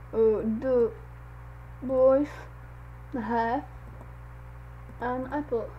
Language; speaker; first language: English; non-native, learner; Czech